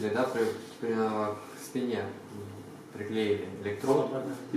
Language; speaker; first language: Russian; native; Russian